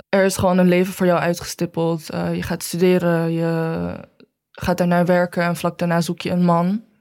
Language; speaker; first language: Dutch; early bilingual, other home language; Chinese